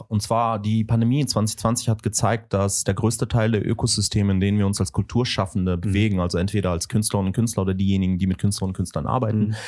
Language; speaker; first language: German; early bilingual, other home language; Russian